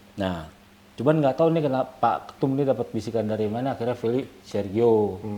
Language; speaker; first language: Indonesian; native; Indonesian